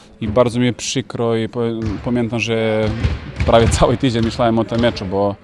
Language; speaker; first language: Polish; non-native, fluent; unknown